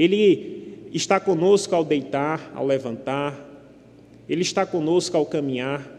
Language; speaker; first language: Portuguese; native; Portuguese